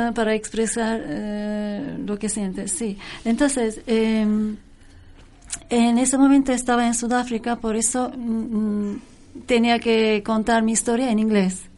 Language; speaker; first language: Spanish; non-native, fluent; Turkish